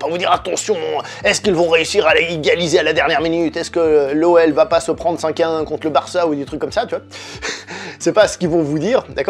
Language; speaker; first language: French; native; French